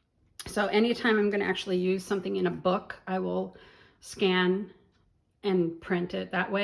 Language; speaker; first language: English; native; English